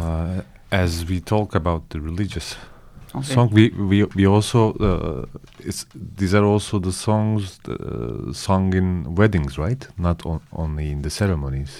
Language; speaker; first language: English; non-native, fluent; Turkish